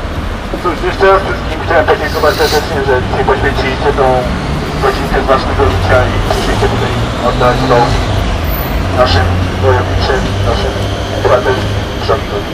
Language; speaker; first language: Polish; native; Polish